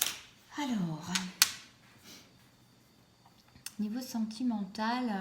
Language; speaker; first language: French; native; French